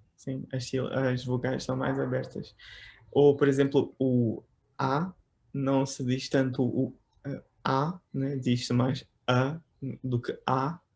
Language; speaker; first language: Portuguese; native; Portuguese